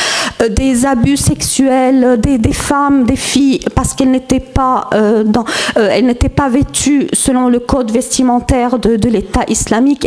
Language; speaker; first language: French; non-native, fluent; Arabic